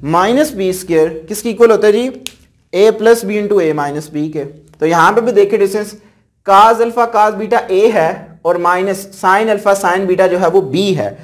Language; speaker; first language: Urdu; native; Urdu